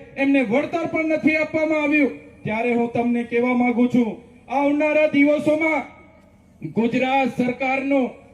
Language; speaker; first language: Gujarati; non-native, local second language; Vasavi